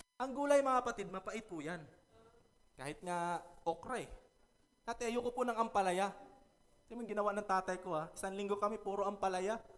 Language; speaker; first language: Filipino; non-native, local second language; Cebuano